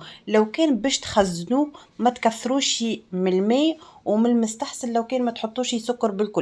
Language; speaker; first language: Arabic; native; Arabic